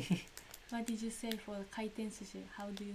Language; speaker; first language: English; non-native, learner; Japanese